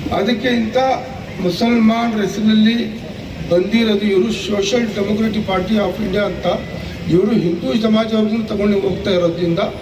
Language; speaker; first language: Kannada; non-native, local second language; Urdu